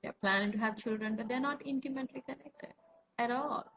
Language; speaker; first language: English; non-native, local second language; Sinhala